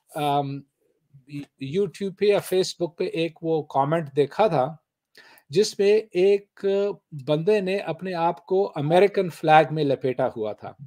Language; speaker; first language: Urdu; non-native, local second language; Pashto